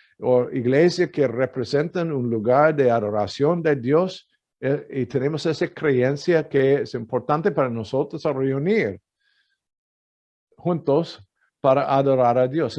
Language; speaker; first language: Spanish; non-native, fluent; English